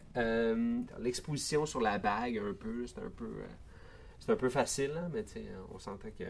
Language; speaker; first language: French; native; French